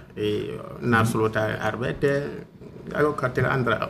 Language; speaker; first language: Swedish; non-native, learner; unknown